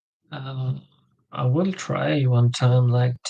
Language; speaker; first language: English; non-native, learner; French